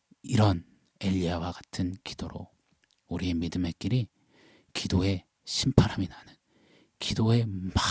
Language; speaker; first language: Korean; native; Korean